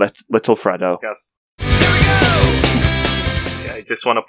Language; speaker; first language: English; non-native, fluent; Portuguese